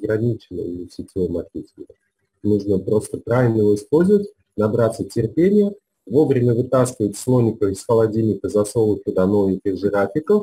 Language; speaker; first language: Russian; native; Russian